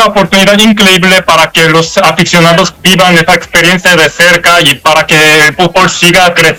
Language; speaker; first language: Spanish; non-native, learner; Korean